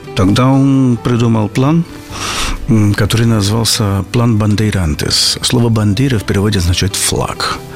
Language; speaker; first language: Russian; non-native, fluent; Portuguese